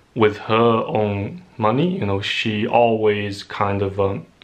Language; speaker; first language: English; non-native, fluent; Chinese